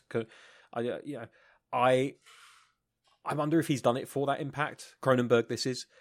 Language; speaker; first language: English; native; English